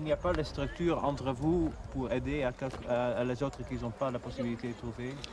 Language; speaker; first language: French; non-native, fluent; Dutch